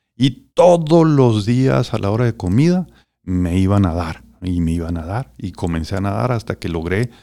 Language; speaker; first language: Spanish; native; Spanish